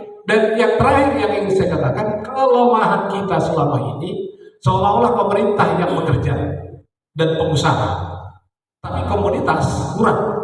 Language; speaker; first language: Indonesian; native; Indonesian